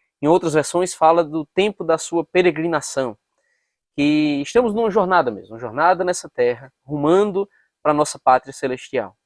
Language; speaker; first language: Portuguese; native; Portuguese